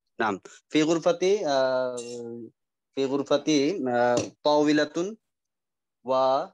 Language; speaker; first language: Arabic; non-native, learner; Bangla